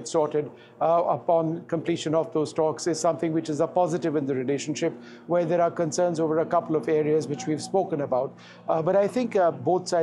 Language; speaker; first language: English; non-native, local second language; Bangla